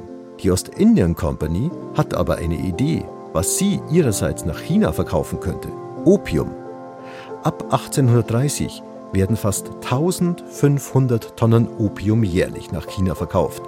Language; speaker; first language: German; native; German